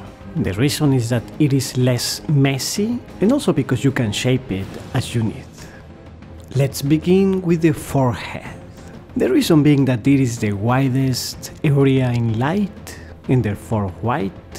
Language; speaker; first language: English; non-native, fluent; Spanish